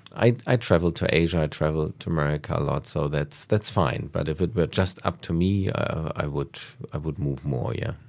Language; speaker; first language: English; non-native, fluent; German